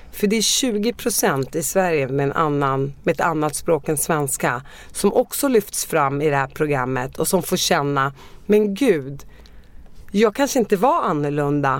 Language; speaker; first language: Swedish; early bilingual, other home language; Arabic